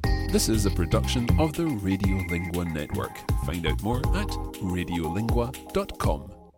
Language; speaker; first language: English; native; English